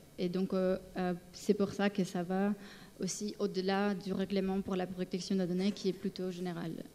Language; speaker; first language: French; non-native, fluent; Spanish